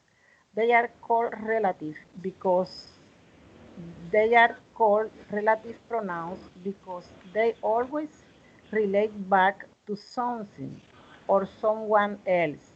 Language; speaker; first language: English; non-native, learner; Spanish